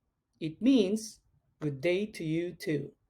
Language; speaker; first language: English; non-native, local second language; Cebuano